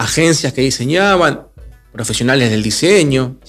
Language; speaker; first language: Spanish; native; Spanish